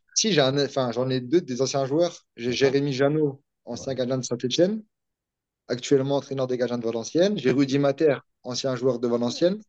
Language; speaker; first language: French; native; French